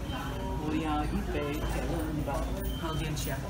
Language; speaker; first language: Chinese; non-native, learner; English